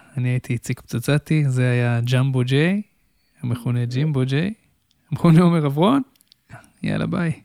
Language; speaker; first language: Hebrew; native; Hebrew